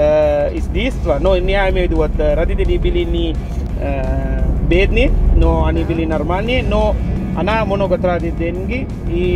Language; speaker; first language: Russian; non-native, learner; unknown